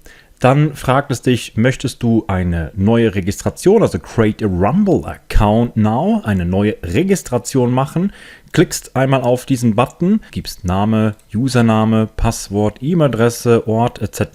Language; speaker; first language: German; native; German